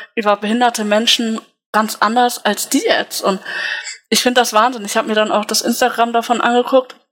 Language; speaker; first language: German; native; German